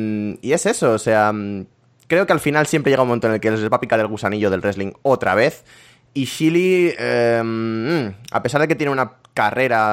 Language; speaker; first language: Spanish; native; Spanish